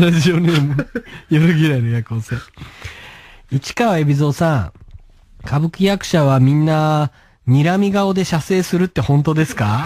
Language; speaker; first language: Japanese; native; Japanese